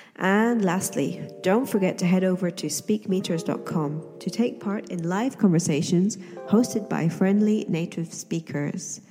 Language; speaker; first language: English; native; English